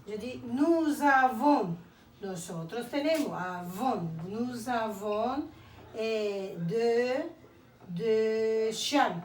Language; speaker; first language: French; non-native, fluent; Spanish